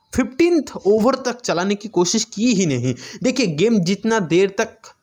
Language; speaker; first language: Hindi; native; Hindi